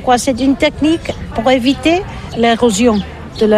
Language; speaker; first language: French; non-native, learner; Catalan